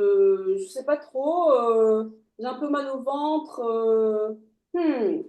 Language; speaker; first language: French; native; French